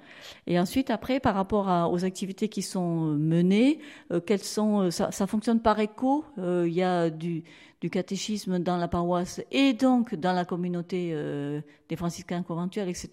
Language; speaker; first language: French; native; French